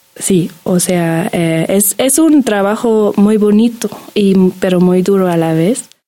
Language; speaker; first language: Spanish; non-native, fluent; German